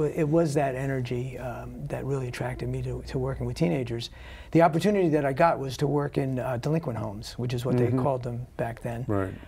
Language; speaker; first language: English; native; English